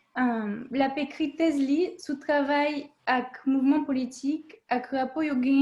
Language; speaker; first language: French; non-native, learner; English